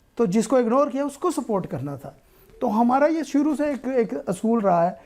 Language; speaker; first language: Urdu; non-native, local second language; Punjabi